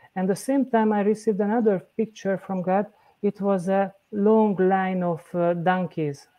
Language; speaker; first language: English; non-native, learner; Hungarian